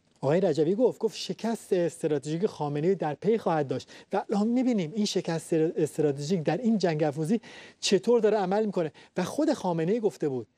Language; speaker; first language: Persian; native; Persian